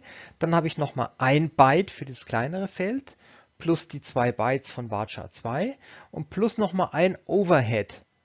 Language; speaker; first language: German; native; German